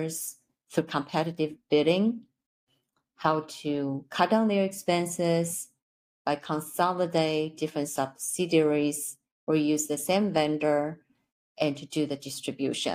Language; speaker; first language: English; non-native, fluent; Chinese